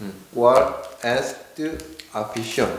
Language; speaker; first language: Spanish; non-native, learner; Korean